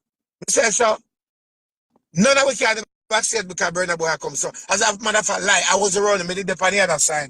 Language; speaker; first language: English; native; English